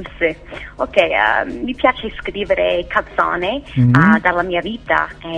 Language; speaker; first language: Italian; non-native, learner; English